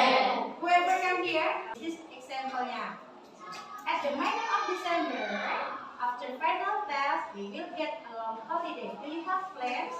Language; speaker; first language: English; non-native, learner; Indonesian